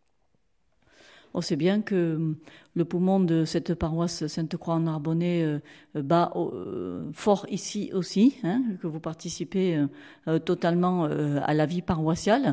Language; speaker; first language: French; native; French